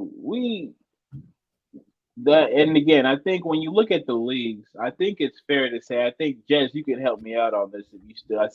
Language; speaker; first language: English; native; English